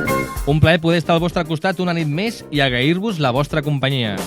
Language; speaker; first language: Catalan; native; Catalan